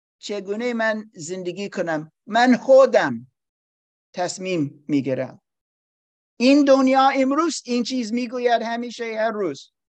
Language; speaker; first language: Persian; non-native, learner; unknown